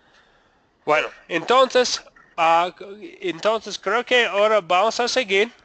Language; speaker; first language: Spanish; non-native, fluent; English